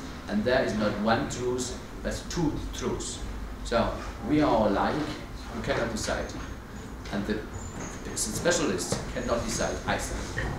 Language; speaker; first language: English; non-native, fluent; German